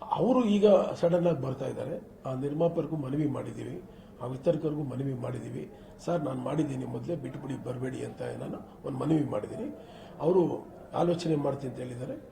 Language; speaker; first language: Kannada; native; Kannada